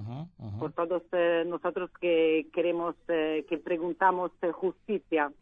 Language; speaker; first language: Spanish; non-native, learner; Italian